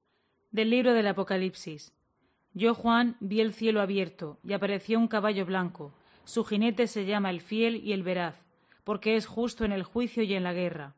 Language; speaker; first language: Spanish; native; Spanish